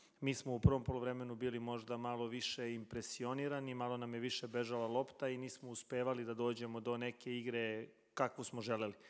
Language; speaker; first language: Serbian; native; Serbian